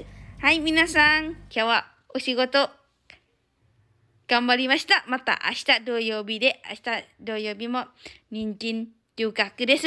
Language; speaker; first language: Japanese; non-native, learner; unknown